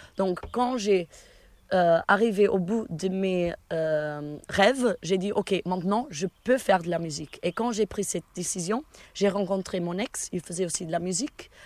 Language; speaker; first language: French; non-native, fluent; Portuguese